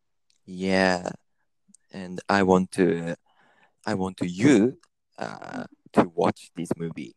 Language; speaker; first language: English; non-native, learner; Japanese